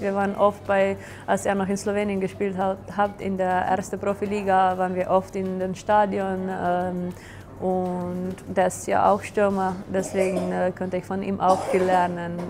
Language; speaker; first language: German; non-native, fluent; Slovenian